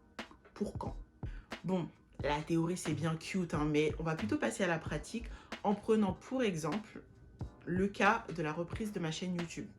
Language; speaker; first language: French; native; French